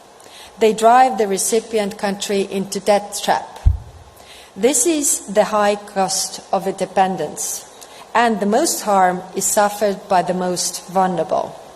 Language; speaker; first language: English; non-native, fluent; Estonian